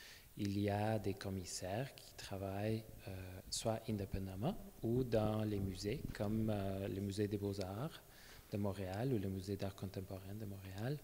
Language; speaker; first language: French; non-native, fluent; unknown